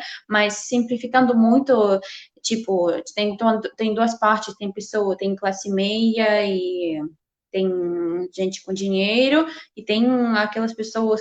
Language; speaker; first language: Portuguese; non-native, fluent; Russian